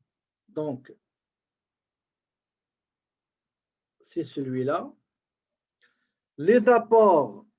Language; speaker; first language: French; native; French